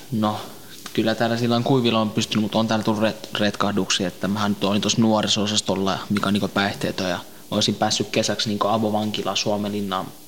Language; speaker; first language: Finnish; early bilingual, other home language; Central Kurdish